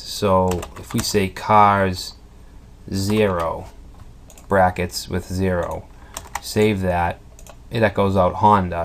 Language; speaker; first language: English; native; English